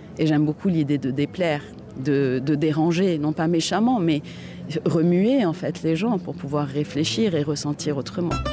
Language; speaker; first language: French; non-native, local second language; Arabic